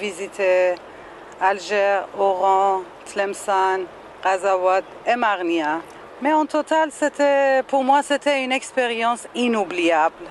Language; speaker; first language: French; non-native, learner; Persian